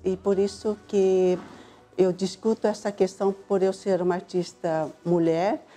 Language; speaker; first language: Portuguese; early bilingual, other home language; Cantonese